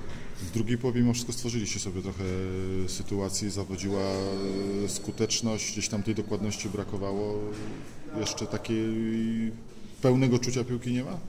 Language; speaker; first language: Polish; native; Polish